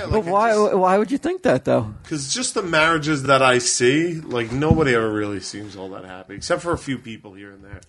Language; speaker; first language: English; native; English